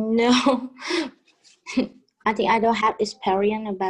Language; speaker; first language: English; non-native, learner; Vietnamese